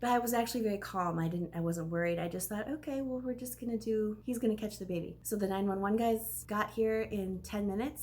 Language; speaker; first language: English; native; English